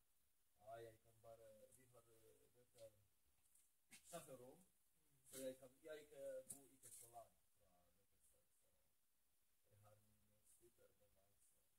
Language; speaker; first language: Norwegian; non-native, learner; Polish